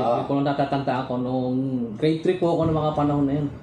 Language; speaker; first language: Filipino; native; Filipino